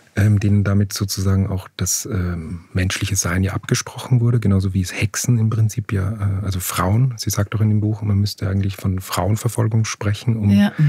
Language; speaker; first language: German; native; German